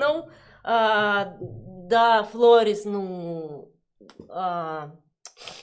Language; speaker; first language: Portuguese; non-native, learner; Russian